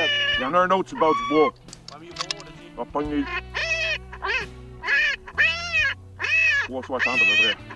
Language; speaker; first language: French; native; French